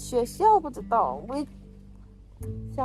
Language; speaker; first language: Chinese; non-native, learner; Korean